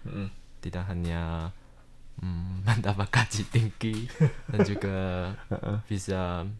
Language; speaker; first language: Indonesian; early bilingual, heritage; Indonesian